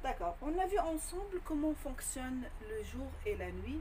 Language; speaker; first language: French; non-native, local second language; Arabic